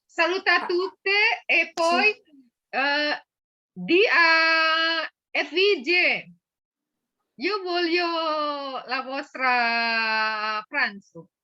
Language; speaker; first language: Italian; non-native, learner; Indonesian